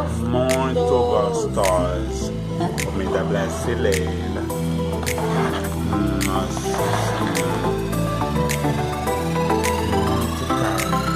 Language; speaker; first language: Portuguese; non-native, learner; Haitian Creole